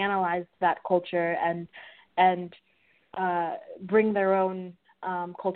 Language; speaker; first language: English; native; English